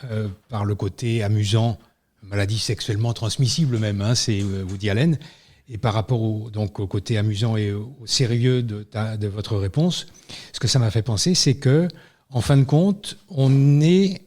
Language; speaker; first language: French; native; French